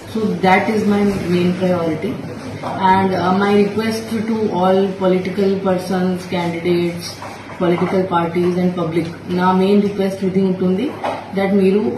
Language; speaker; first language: English; non-native, local second language; Telugu